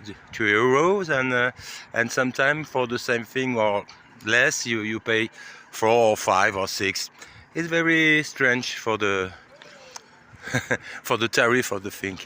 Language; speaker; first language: English; non-native, learner; French